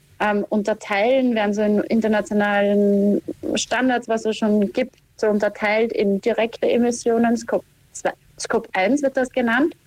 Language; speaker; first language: German; native; German